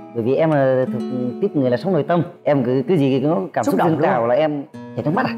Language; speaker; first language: Vietnamese; native; Vietnamese